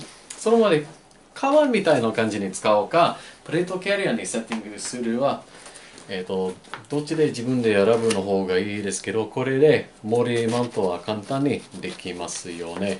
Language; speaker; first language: Japanese; non-native, learner; English